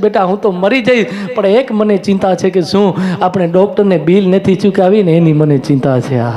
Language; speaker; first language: Gujarati; non-native, local second language; Kachhi